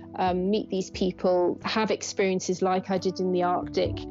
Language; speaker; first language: English; native; English